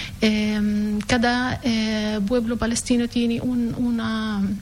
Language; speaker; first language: Spanish; non-native, learner; Arabic